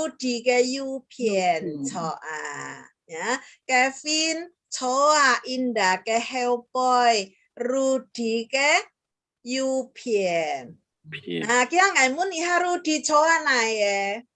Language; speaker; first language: Chinese; early bilingual, heritage; Chinese